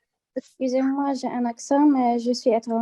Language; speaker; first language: French; non-native, fluent; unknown